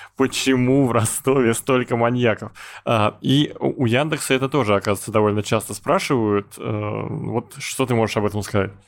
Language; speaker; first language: Russian; native; Russian